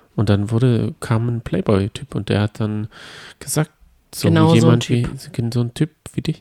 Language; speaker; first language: German; native; German